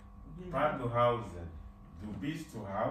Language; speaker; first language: German; non-native, fluent; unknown